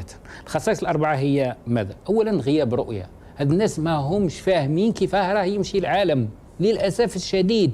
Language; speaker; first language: Arabic; native; Arabic